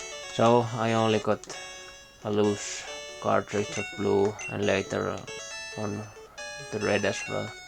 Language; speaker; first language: English; non-native, fluent; Finnish